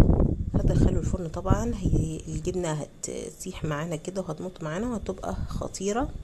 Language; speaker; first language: Arabic; native; Arabic